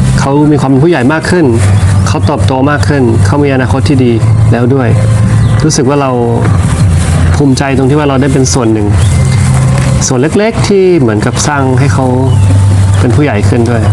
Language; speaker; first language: Thai; native; Thai